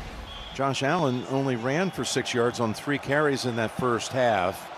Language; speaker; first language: English; native; English